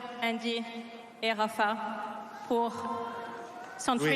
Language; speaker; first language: French; native; French